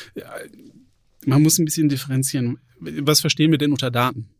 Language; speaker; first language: German; native; German